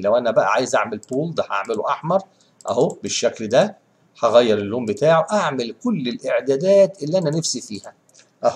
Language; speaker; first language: Arabic; native; Arabic